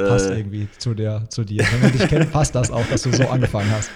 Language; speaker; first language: German; native; German